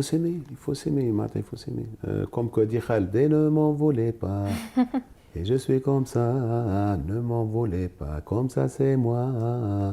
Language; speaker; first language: French; non-native, local second language; Arabic